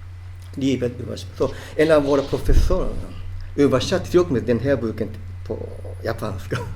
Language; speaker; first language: Swedish; non-native, fluent; Japanese